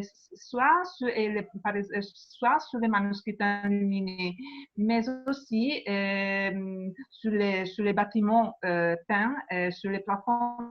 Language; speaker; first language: French; non-native, fluent; Italian